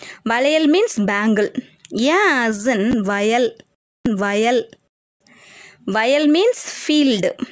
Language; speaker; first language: English; non-native, local second language; Tamil